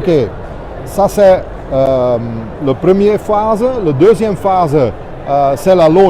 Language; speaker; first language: French; non-native, local second language; Dutch